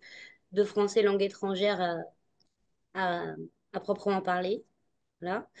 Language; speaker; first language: French; native; French